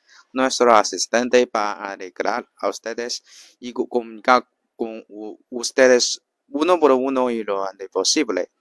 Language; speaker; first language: Spanish; non-native, learner; Chinese